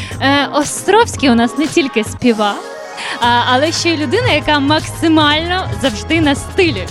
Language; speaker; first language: Ukrainian; native; Ukrainian